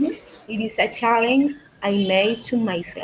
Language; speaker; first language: English; non-native, learner; Spanish